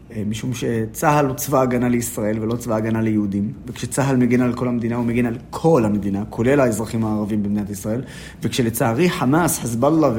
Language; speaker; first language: Hebrew; non-native, local second language; Arabic